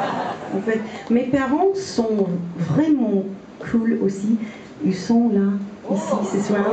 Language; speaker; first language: French; non-native, learner; English